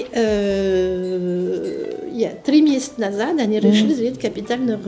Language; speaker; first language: Russian; non-native, learner; French